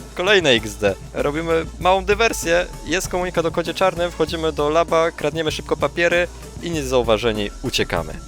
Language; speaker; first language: Polish; native; Polish